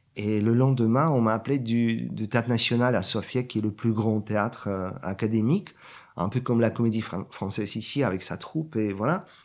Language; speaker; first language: French; non-native, fluent; Bulgarian